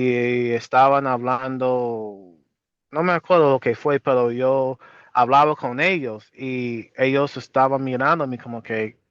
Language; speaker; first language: Spanish; non-native, fluent; English